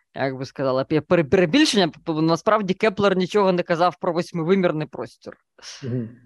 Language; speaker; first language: Ukrainian; native; Ukrainian